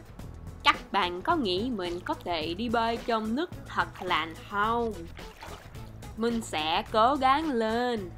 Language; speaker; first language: Vietnamese; non-native, learner; English